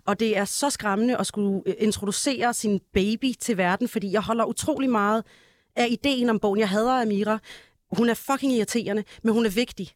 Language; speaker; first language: Danish; early bilingual, other home language; Arabic